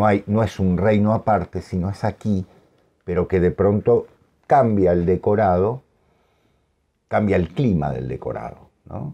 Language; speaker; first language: Spanish; native; Spanish